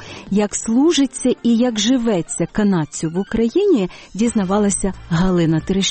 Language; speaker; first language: Ukrainian; native; Ukrainian